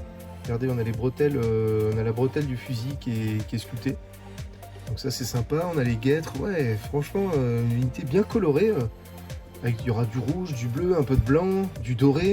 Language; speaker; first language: French; native; French